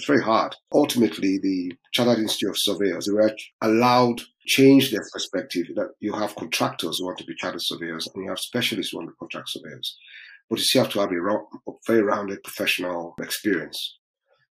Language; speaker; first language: English; non-native, local second language; Yoruba